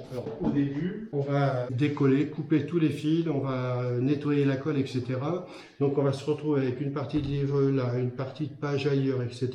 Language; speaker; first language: French; native; French